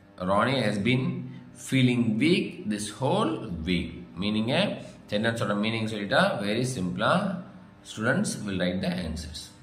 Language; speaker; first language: English; non-native, local second language; Tamil